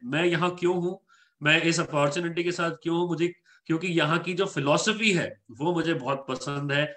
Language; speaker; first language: Hindi; native; Hindi